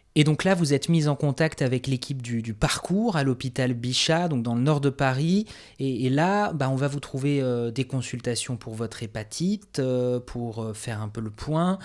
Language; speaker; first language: French; native; French